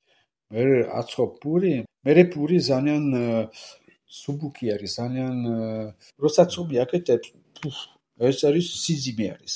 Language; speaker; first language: Georgian; non-native, learner; French